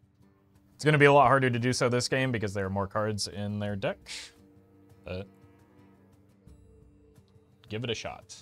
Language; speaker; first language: English; native; English